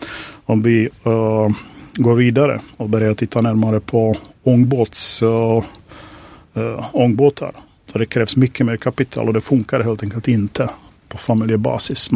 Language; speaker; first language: Swedish; non-native, fluent; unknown